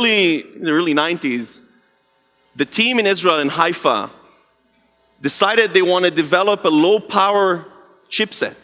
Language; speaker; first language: English; non-native, fluent; Hebrew